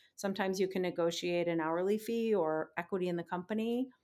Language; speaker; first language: English; native; English